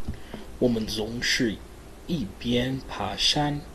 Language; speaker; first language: Chinese; non-native, learner; English